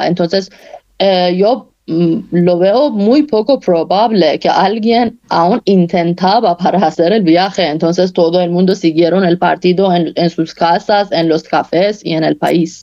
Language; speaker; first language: Spanish; non-native, fluent; Persian